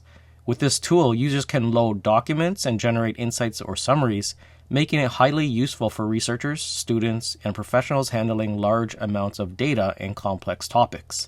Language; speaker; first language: English; native; English